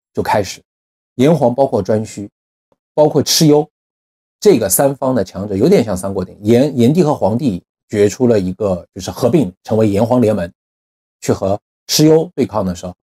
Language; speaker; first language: Chinese; native; Chinese